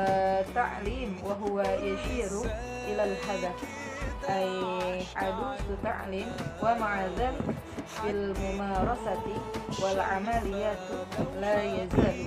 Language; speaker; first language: Arabic; non-native, learner; Indonesian